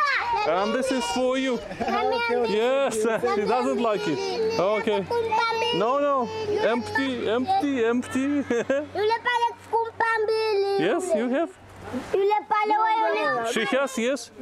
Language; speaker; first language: English; non-native, learner; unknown